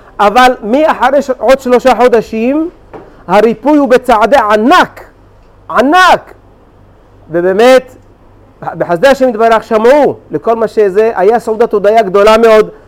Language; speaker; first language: Hebrew; native; Hebrew